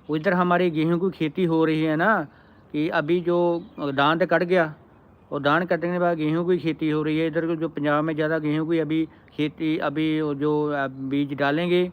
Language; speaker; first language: Hindi; non-native, local second language; Punjabi